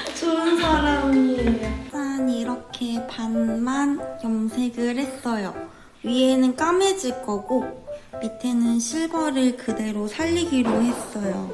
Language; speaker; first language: Korean; native; Korean